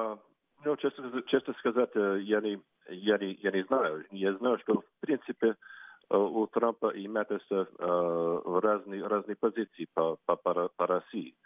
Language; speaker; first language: Russian; non-native, fluent; English